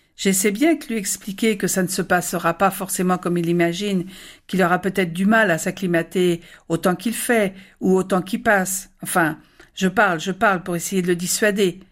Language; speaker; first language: French; native; French